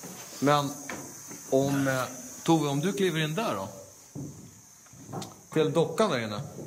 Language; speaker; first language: Swedish; native; Swedish